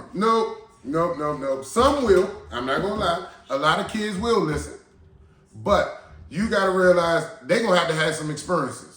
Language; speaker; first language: English; native; English